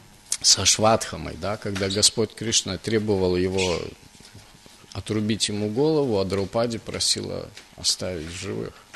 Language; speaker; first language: Russian; native; Russian